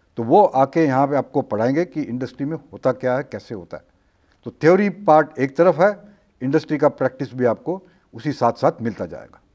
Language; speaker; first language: Hindi; non-native, local second language; Marathi